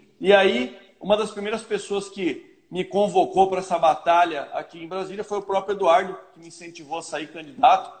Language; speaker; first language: Portuguese; native; Portuguese